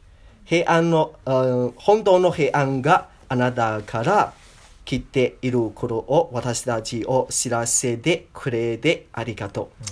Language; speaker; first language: Japanese; non-native, learner; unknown